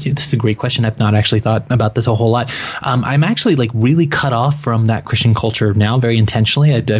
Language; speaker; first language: English; native; English